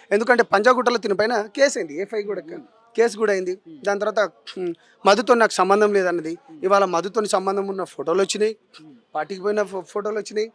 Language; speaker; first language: Telugu; non-native, local second language; Lambadi